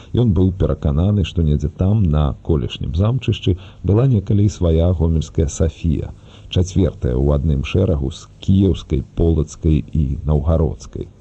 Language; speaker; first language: Belarusian; native; Belarusian